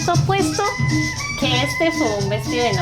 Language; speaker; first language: Spanish; native; Spanish